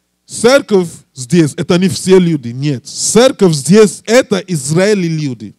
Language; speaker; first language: Russian; non-native, learner; English